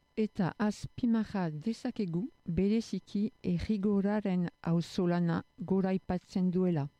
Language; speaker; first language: Basque; non-native, local second language; French